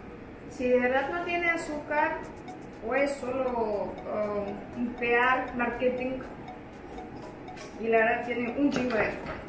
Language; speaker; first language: Spanish; non-native, fluent; Russian